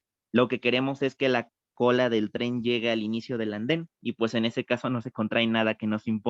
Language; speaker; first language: Spanish; native; Spanish